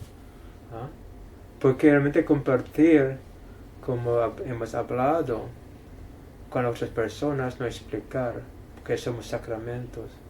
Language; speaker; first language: Spanish; non-native, fluent; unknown